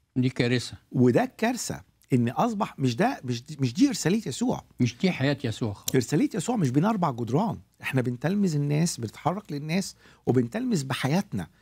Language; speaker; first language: Arabic; native; Arabic